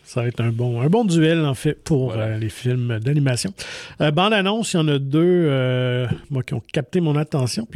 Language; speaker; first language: French; native; French